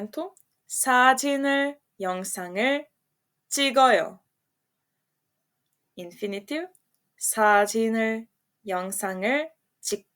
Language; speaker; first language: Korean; non-native, fluent; Serbian